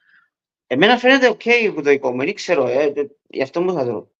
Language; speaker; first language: Greek; early bilingual, heritage; Greek